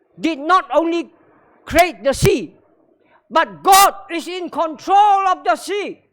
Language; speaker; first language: English; non-native, local second language; Malay